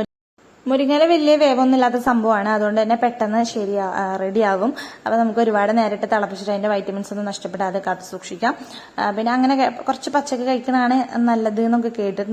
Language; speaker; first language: Malayalam; native; Malayalam